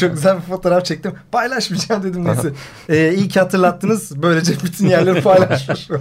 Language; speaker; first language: Turkish; native; Turkish